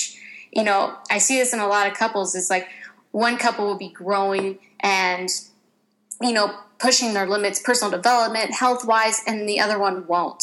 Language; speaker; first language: English; native; English